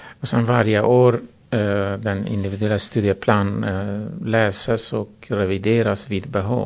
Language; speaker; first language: Swedish; non-native, fluent; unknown